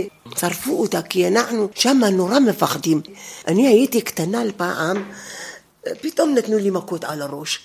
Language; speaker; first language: Hebrew; non-native, fluent; Arabic